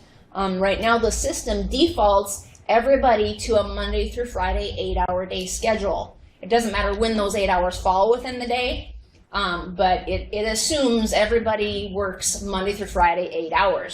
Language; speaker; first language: English; native; English